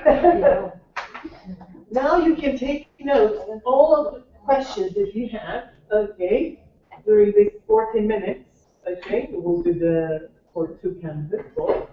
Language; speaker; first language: English; non-native, fluent; Spanish